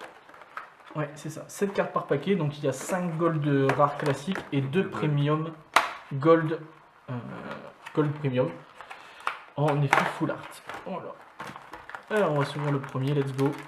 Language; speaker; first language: French; native; French